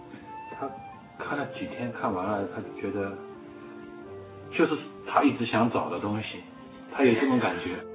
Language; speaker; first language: Chinese; native; Chinese